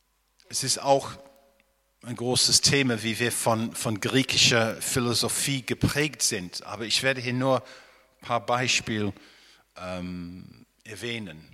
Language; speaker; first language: German; non-native, fluent; English